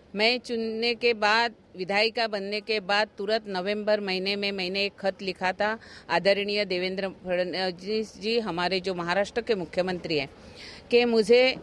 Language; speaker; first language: Hindi; non-native, local second language; Marathi